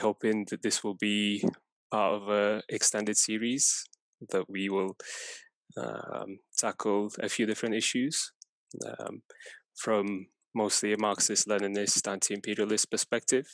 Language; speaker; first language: English; non-native, fluent; Persian